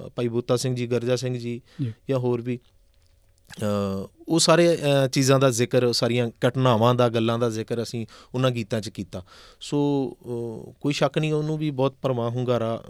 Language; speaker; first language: Punjabi; native; Punjabi